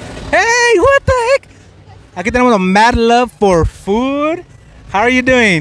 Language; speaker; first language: English; early bilingual, other home language; Spanish